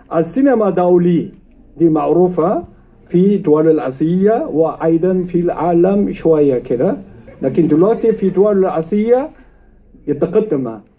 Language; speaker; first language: Arabic; non-native, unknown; Korean